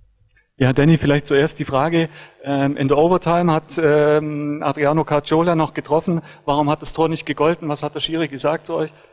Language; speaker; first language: German; native; German